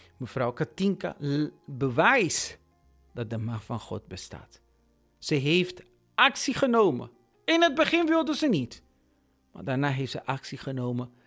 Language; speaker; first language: Dutch; non-native, fluent; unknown